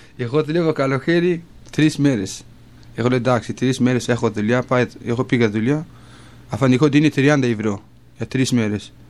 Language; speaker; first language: Greek; non-native, learner; Kurdish